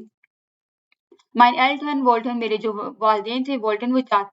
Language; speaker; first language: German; non-native, fluent; Urdu